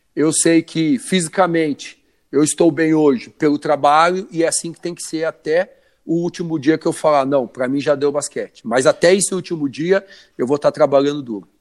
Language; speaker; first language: Portuguese; native; Portuguese